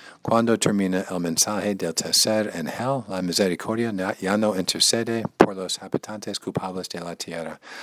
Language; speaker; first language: Spanish; non-native, learner; English